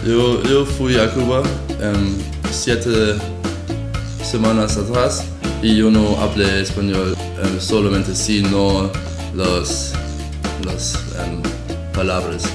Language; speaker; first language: Spanish; non-native, learner; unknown